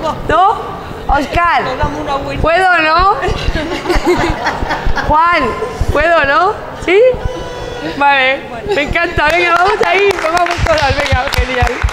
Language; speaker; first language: Spanish; native; Spanish